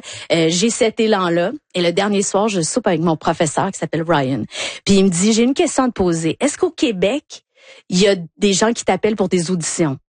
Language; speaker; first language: French; native; French